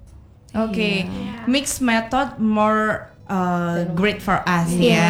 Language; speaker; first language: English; non-native, learner; Indonesian